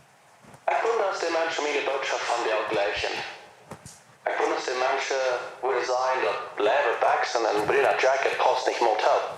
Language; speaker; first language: German; non-native, learner; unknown